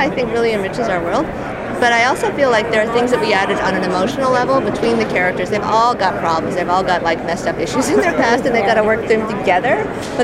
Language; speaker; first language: English; native; English